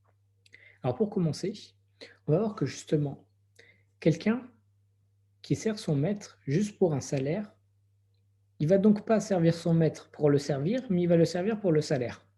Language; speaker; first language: French; native; French